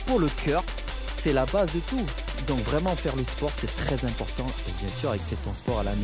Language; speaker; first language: French; native; French